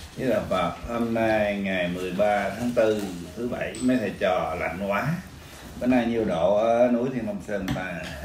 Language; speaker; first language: Vietnamese; early bilingual, other home language; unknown